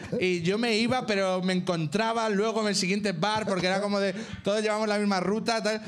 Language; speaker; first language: Spanish; native; Spanish